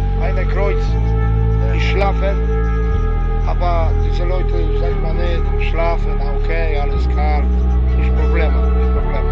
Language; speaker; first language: German; non-native, learner; Polish